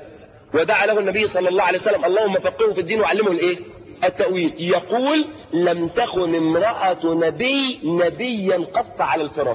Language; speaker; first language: Arabic; native; Arabic